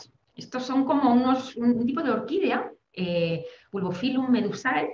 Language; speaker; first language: Spanish; native; Spanish